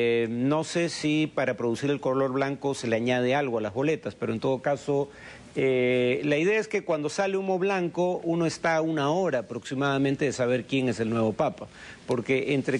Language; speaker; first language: Spanish; native; Spanish